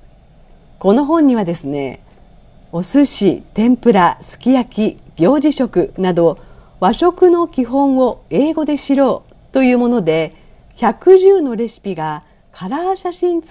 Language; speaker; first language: Japanese; native; Japanese